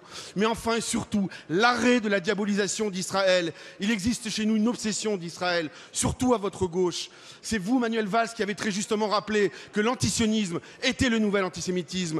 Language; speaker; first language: French; native; French